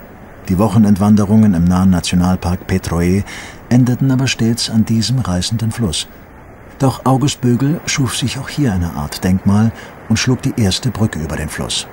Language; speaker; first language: German; native; German